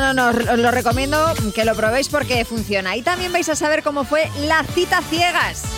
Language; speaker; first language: Spanish; native; Spanish